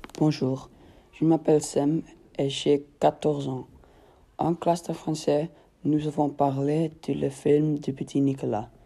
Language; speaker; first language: French; non-native, learner; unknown